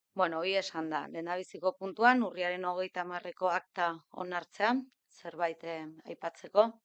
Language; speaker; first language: Basque; native; Basque